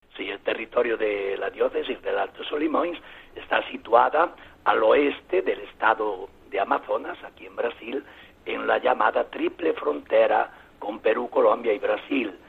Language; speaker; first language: Spanish; native; Spanish